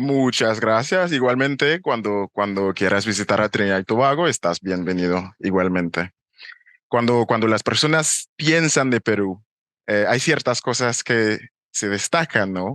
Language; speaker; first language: Spanish; non-native, fluent; English